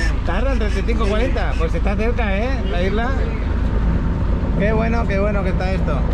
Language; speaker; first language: Spanish; native; Spanish